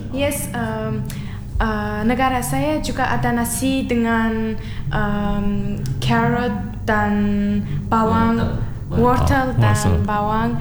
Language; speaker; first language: Indonesian; non-native, learner; Turkmen